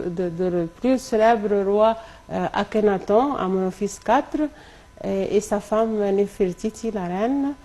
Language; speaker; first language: French; non-native, local second language; Arabic